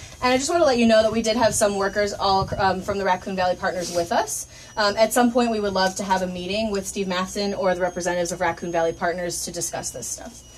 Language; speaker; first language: English; native; English